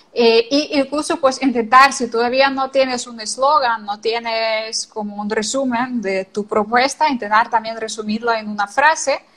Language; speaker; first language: Spanish; non-native, fluent; Ukrainian